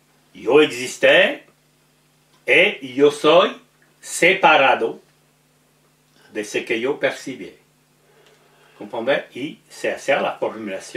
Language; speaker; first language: Spanish; non-native, learner; French